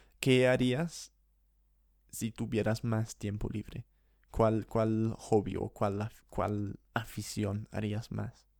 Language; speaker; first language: Spanish; non-native, fluent; English